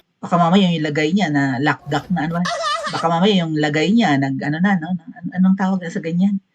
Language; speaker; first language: Filipino; non-native, local second language; Cebuano